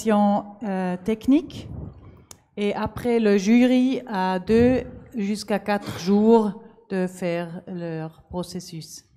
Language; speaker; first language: French; non-native, learner; German